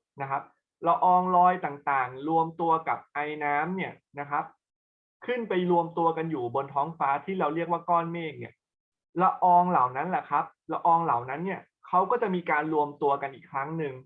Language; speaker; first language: Thai; native; Thai